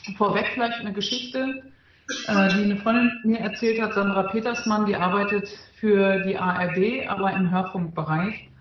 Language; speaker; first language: German; early bilingual, other home language; Arabic